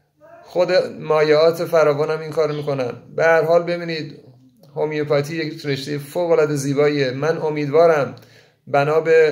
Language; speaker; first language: Persian; native; Persian